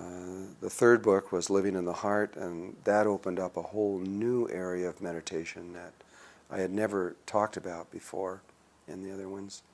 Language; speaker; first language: English; native; English